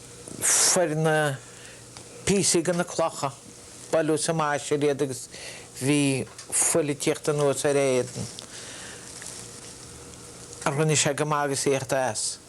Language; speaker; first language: Irish; native; Irish